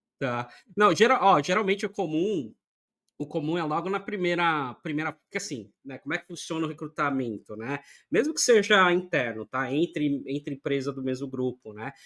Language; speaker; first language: Portuguese; native; Portuguese